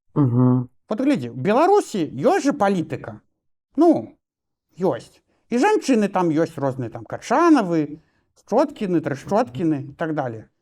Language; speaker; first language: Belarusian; non-native, local second language; Russian